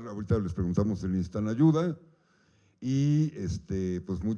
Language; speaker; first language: Spanish; native; Spanish